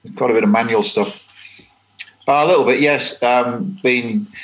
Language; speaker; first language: English; native; English